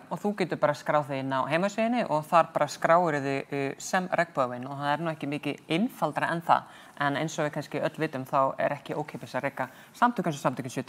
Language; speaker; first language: Icelandic; native; Icelandic